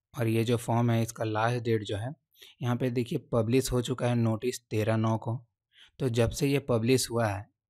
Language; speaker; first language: Hindi; native; Hindi